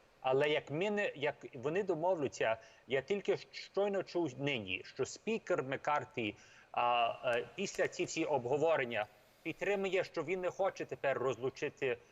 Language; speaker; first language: Ukrainian; early bilingual, heritage; Ukrainian